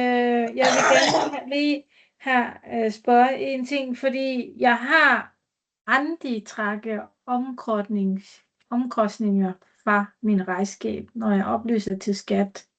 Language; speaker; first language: Danish; non-native, learner; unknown